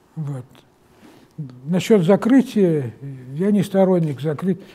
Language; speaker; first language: Russian; native; Russian